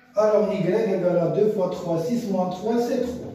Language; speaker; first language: French; non-native, local second language; Arabic